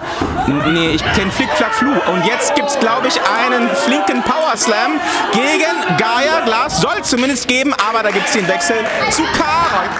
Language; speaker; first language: German; native; German